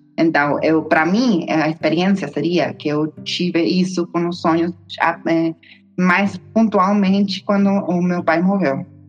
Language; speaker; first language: Portuguese; non-native, fluent; Spanish